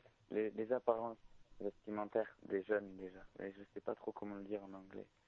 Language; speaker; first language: French; native; French